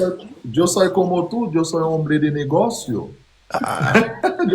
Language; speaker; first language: Spanish; non-native, learner; Haitian Creole